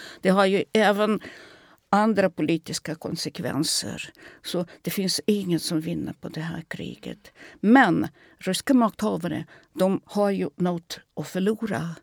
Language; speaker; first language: Swedish; non-native, fluent; Russian